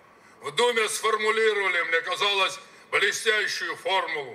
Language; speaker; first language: Russian; native; Russian